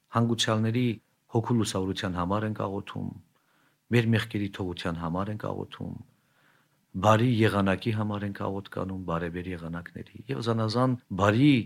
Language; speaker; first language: Armenian; native; Armenian